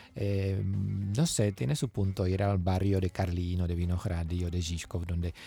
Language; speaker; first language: Spanish; non-native, fluent; Czech